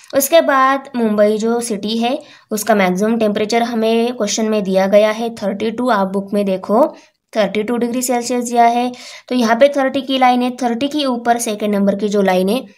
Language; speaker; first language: Hindi; non-native, local second language; Marathi